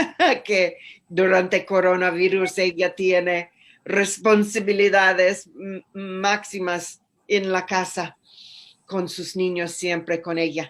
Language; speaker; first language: Spanish; non-native, fluent; English